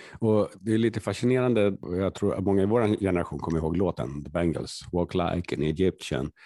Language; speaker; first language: Swedish; native; Swedish